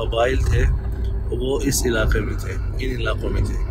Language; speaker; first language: Urdu; native; Urdu